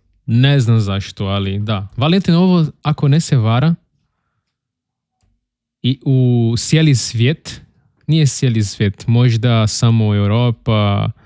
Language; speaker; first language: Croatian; non-native, learner; Portuguese